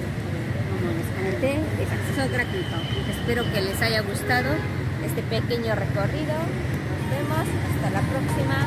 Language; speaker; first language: Spanish; native; Spanish